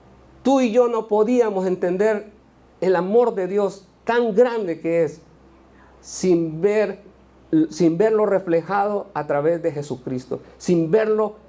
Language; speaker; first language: Spanish; native; Spanish